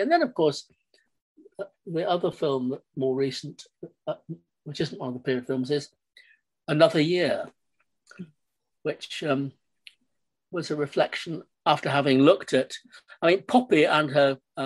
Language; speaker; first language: English; native; English